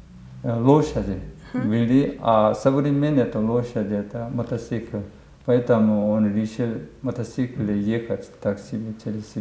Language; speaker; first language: Russian; non-native, learner; Korean